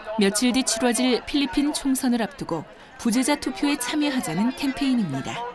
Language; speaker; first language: Korean; native; Korean